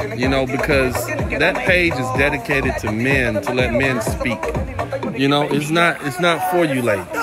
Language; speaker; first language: English; native; English